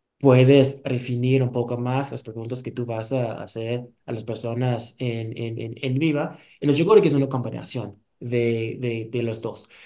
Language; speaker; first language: Spanish; non-native, fluent; English